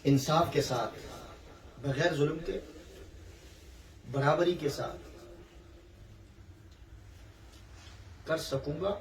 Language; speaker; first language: Urdu; native; Urdu